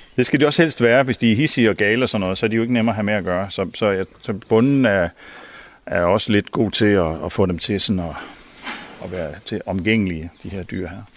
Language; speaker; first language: Danish; native; Danish